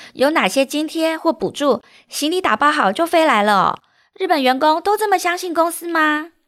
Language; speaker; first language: Chinese; native; Chinese